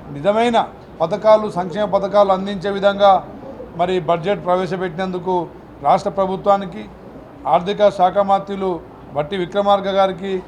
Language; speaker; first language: Telugu; non-native, local second language; Lambadi